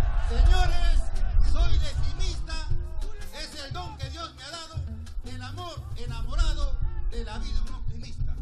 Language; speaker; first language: Spanish; native; Spanish